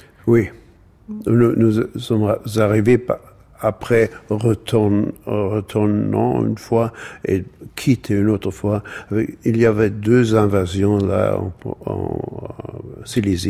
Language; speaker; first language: French; non-native, fluent; German